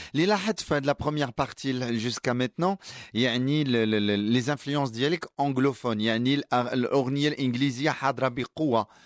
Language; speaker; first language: French; non-native, local second language; Arabic